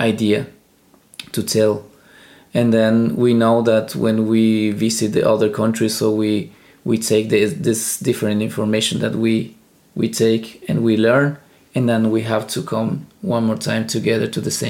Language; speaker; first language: English; non-native, learner; Spanish